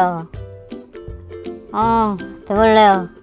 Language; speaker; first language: Korean; non-native, learner; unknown